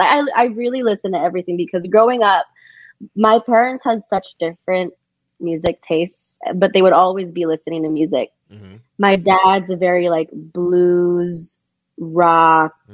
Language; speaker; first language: English; native; English